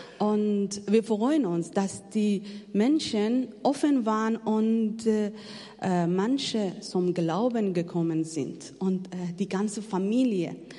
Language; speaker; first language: German; non-native, learner; Persian